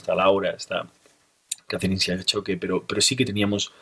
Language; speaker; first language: Spanish; native; Spanish